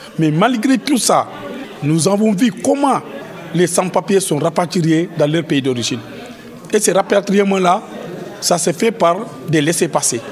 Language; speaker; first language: French; non-native, local second language; Fula